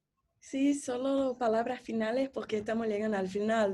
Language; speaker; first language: Spanish; non-native, fluent; Portuguese